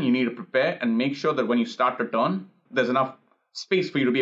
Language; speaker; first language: English; non-native, local second language; Hindi